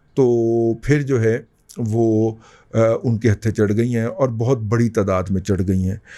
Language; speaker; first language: Urdu; non-native, local second language; Punjabi